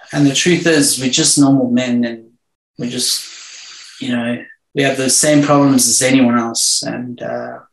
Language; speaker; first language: English; native; English